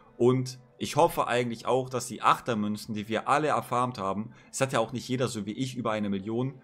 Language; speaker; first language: German; native; German